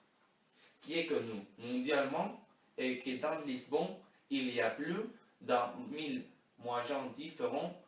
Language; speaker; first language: French; non-native, learner; Spanish